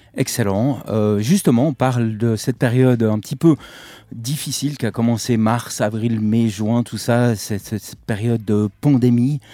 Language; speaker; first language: French; native; French